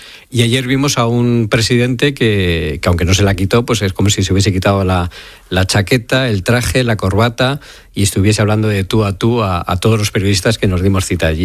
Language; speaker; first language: Spanish; native; Spanish